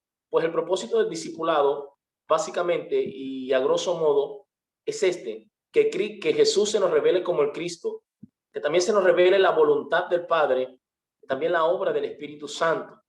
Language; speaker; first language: Spanish; native; Spanish